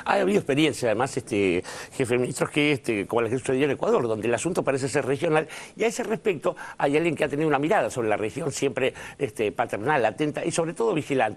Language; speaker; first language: Spanish; native; Spanish